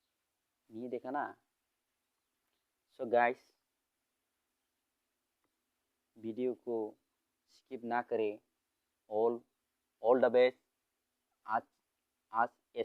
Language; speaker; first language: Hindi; non-native, local second language; Bodo